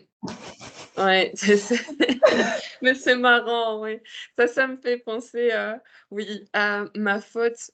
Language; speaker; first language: French; native; French